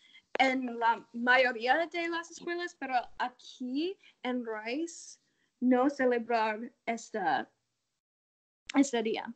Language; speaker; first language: Spanish; non-native, learner; English